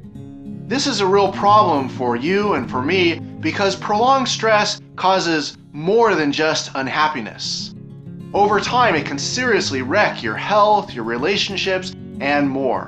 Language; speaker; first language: English; native; English